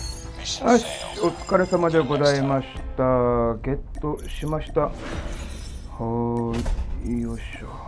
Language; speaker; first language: Japanese; native; Japanese